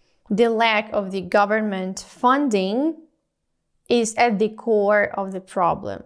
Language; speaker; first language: English; non-native, fluent; Ukrainian